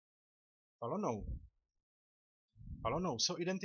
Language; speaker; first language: Portuguese; non-native, learner; Czech